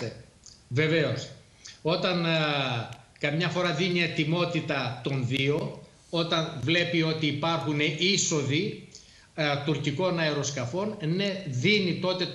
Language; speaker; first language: Greek; native; Greek